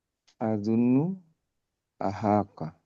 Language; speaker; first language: Arabic; non-native, learner; Indonesian